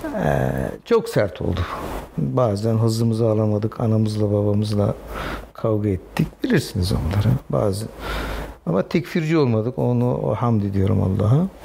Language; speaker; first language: Turkish; non-native, local second language; Zaza